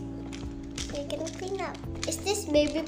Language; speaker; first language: English; non-native, learner; Indonesian